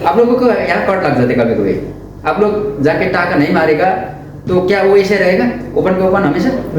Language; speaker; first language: Hindi; non-native, local second language; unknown